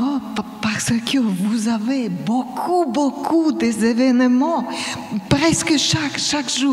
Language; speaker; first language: French; non-native, learner; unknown